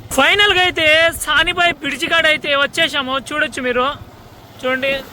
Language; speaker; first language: Telugu; non-native, local second language; Urdu